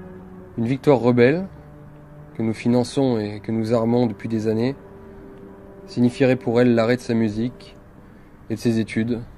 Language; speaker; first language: French; native; French